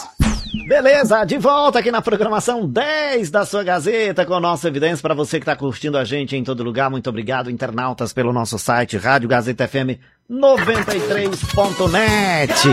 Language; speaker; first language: Portuguese; native; Portuguese